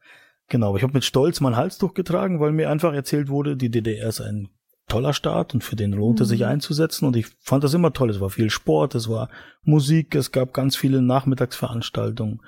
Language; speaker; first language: German; native; German